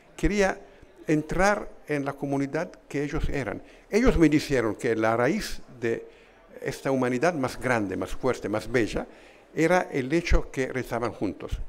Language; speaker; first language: Spanish; non-native, fluent; Italian